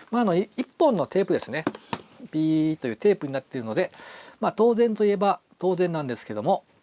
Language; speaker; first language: Japanese; native; Japanese